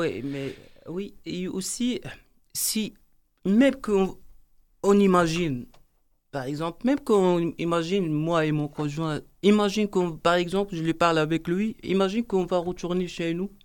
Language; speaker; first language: French; non-native, learner; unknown